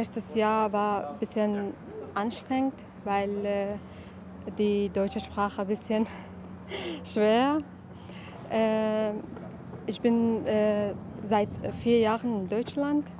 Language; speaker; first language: German; non-native, learner; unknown